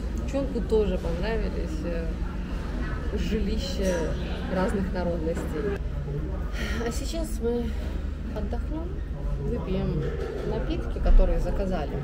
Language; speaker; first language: Russian; native; Russian